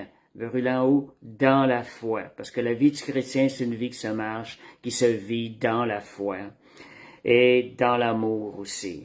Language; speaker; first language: French; native; French